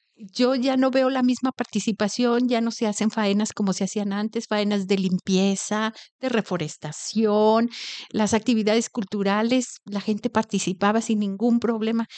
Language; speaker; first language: Spanish; native; Spanish